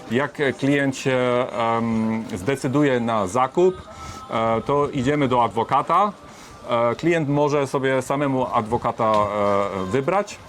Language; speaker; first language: Polish; early bilingual, heritage; Polish